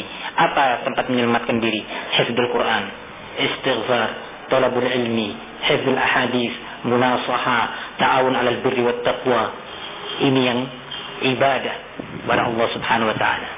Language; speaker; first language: Indonesian; native; Indonesian